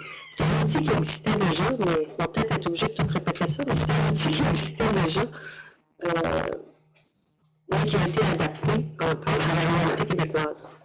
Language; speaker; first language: French; native; French